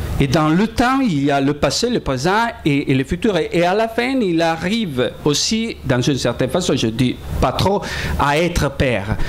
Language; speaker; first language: French; non-native, fluent; Italian